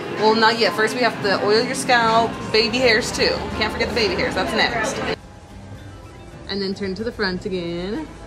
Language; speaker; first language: English; early bilingual, other home language; Spanish